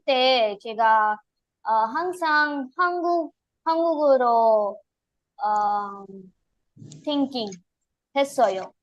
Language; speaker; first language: Korean; non-native, learner; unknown